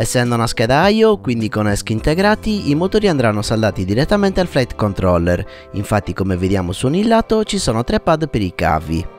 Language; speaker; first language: Italian; native; Italian